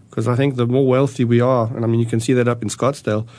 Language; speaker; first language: English; early bilingual, other home language; German